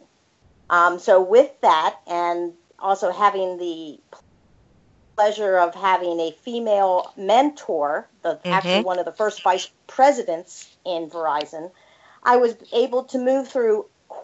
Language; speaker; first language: English; native; English